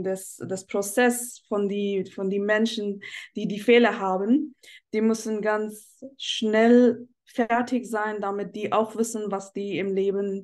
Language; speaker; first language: German; non-native, fluent; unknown